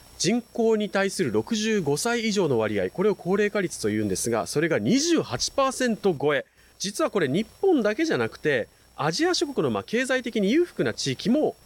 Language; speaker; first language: Japanese; native; Japanese